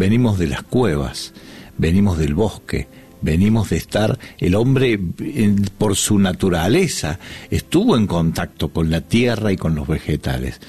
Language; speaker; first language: Spanish; native; Spanish